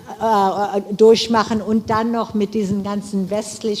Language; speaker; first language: German; non-native, fluent; English